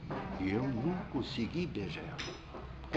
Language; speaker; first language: Portuguese; non-native, fluent; Arabic